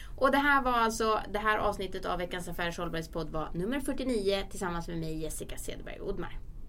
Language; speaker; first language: Swedish; native; Swedish